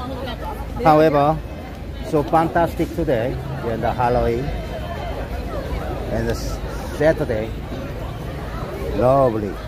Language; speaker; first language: English; non-native, learner; Korean